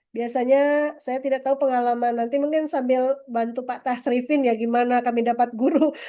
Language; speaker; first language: Indonesian; native; Indonesian